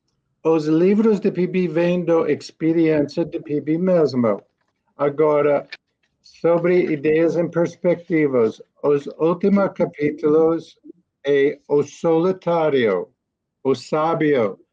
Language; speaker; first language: Portuguese; non-native, learner; English